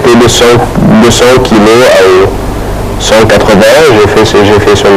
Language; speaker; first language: French; non-native, fluent; Arabic